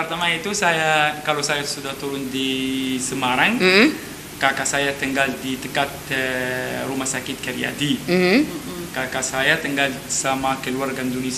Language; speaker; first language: Indonesian; non-native, learner; Arabic